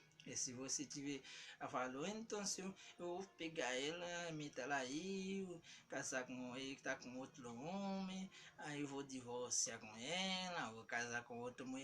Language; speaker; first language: Portuguese; non-native, learner; Haitian Creole